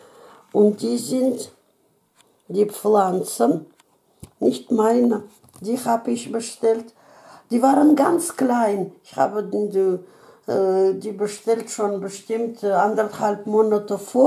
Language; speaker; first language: German; non-native, fluent; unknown